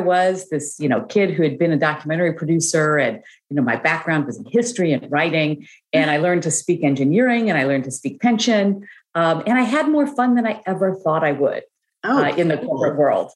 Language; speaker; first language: English; native; English